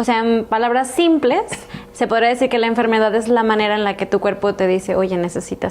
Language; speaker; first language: Spanish; native; Spanish